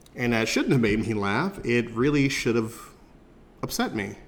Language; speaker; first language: English; native; English